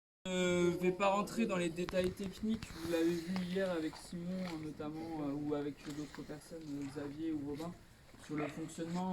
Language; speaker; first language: French; native; French